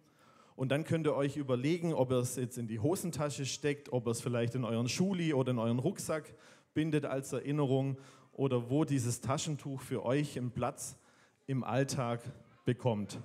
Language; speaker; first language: German; native; German